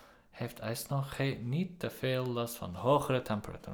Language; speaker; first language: Dutch; non-native, learner; Turkish